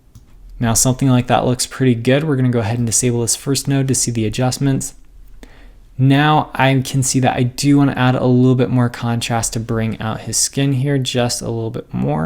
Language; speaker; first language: English; native; English